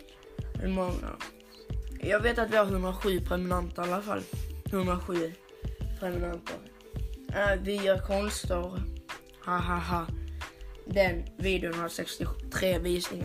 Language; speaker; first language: Swedish; native; Swedish